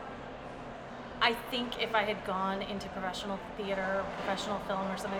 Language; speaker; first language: English; native; English